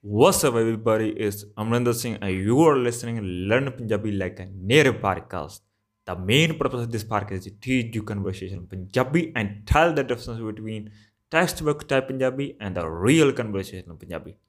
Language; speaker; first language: English; non-native, local second language; Punjabi